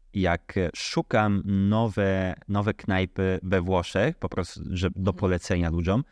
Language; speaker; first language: Polish; early bilingual, heritage; Polish